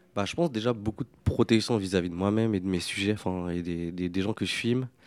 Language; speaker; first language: French; native; French